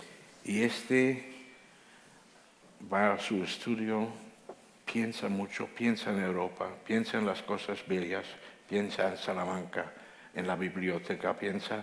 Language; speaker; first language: Spanish; non-native, fluent; Dutch